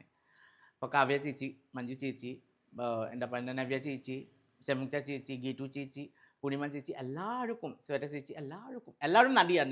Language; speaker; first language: Malayalam; non-native, local second language; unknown